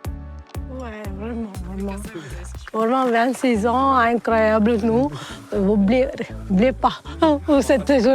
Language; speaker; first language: French; non-native, learner; Tamil